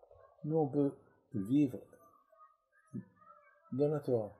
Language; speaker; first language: French; non-native, local second language; Arabic